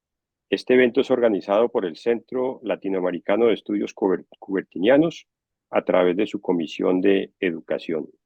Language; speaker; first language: Spanish; native; Spanish